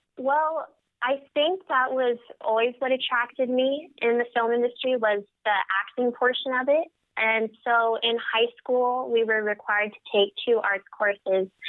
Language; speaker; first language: English; native; English